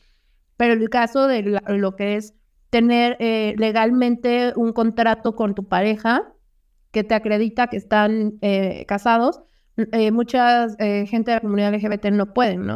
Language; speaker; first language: Spanish; native; Spanish